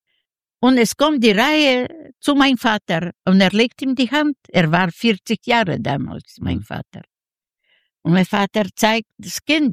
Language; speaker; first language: German; non-native, learner; Yiddish